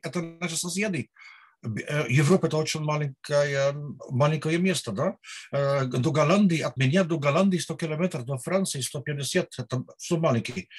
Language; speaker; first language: Russian; non-native, learner; Dutch